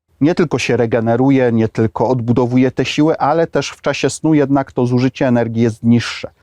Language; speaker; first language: Polish; native; Polish